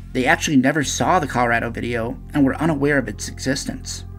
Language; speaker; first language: English; native; English